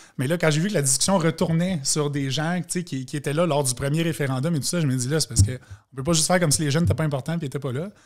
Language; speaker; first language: French; native; French